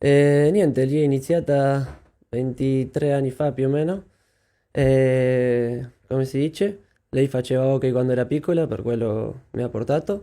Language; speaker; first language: Italian; non-native, fluent; Spanish